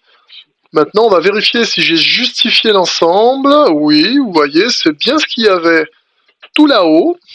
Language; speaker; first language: French; native; French